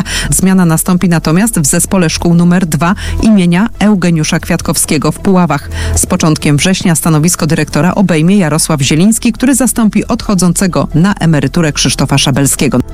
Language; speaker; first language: Polish; native; Polish